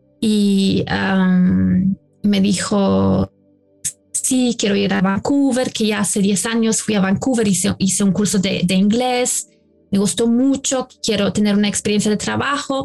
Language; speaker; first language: Spanish; non-native, fluent; German